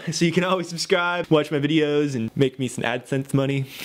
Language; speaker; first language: English; native; English